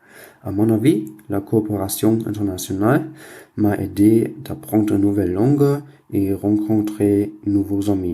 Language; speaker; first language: French; non-native, learner; German